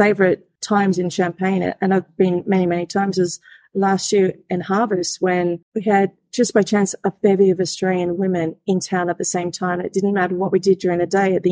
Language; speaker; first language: English; native; English